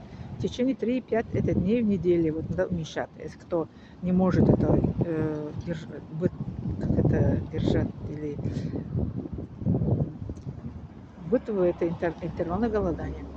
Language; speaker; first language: Russian; non-native, learner; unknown